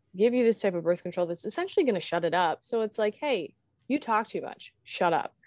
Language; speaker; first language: English; native; English